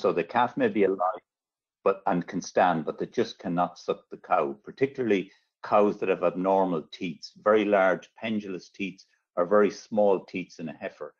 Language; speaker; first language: English; native; English